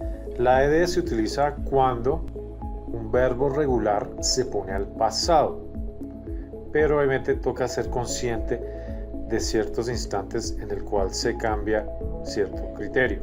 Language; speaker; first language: Spanish; non-native, fluent; English